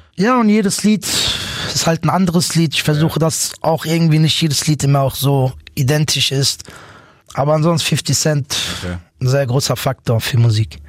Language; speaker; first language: German; native; German